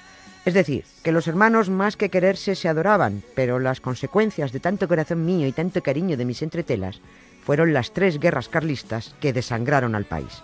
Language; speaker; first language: Spanish; native; Spanish